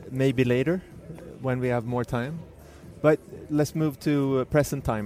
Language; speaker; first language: English; non-native, fluent; Swedish